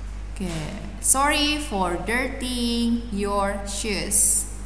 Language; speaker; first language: English; non-native, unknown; Indonesian